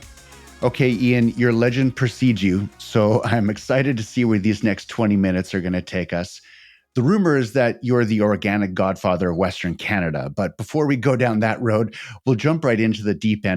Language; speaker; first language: English; native; English